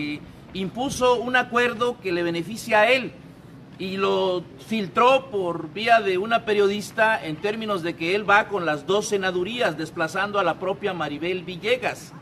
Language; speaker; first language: Spanish; native; Spanish